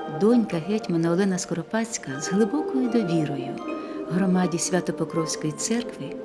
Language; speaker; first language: Ukrainian; native; Ukrainian